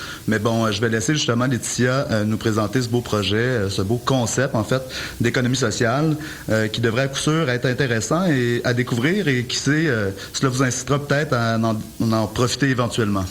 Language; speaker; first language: French; native; French